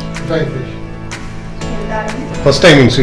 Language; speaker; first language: English; non-native, learner; Sinhala